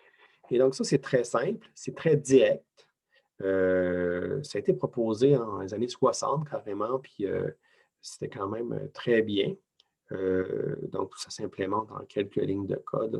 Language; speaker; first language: French; native; French